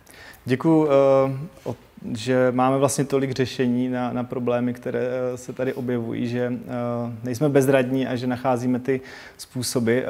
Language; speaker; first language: Czech; native; Czech